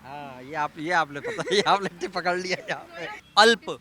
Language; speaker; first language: Hindi; native; Hindi